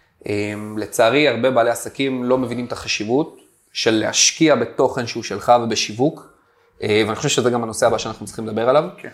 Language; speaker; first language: Hebrew; native; Hebrew